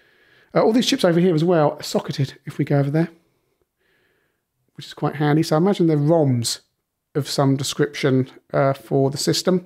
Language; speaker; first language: English; native; English